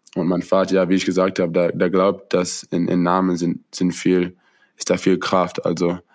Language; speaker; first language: German; non-native, fluent; English